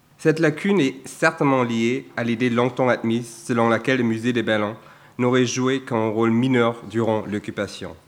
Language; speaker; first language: French; non-native, fluent; German